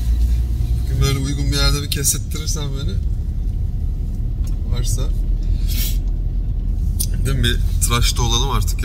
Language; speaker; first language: Turkish; native; Turkish